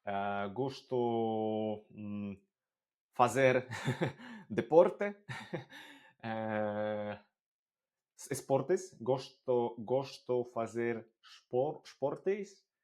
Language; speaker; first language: Portuguese; non-native, learner; Polish